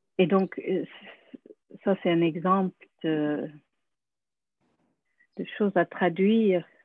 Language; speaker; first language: French; non-native, fluent; English